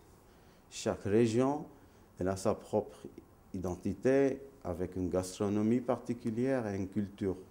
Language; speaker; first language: French; non-native, fluent; Maltese